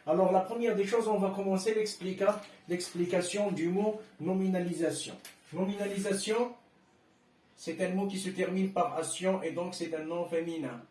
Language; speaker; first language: French; non-native, local second language; Arabic